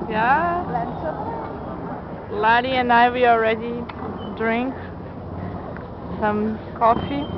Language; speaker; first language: English; non-native, learner; Portuguese